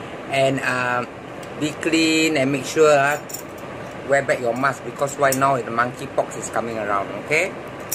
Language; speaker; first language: English; non-native, local second language; Malay